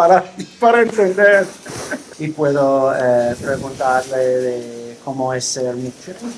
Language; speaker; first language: Spanish; non-native, learner; English